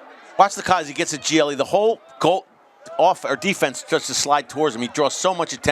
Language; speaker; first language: English; native; English